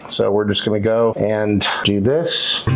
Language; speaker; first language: English; native; English